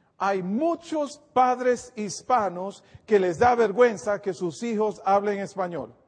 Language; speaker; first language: Spanish; native; Spanish